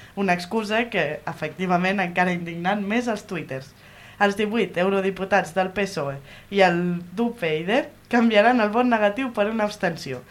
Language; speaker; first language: Catalan; native; Catalan